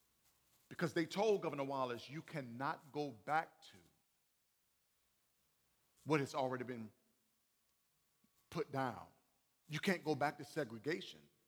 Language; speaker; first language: English; native; English